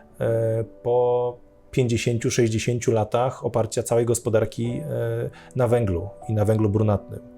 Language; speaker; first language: Polish; native; Polish